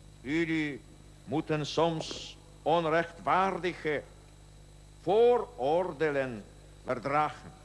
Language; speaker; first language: Dutch; non-native, learner; Polish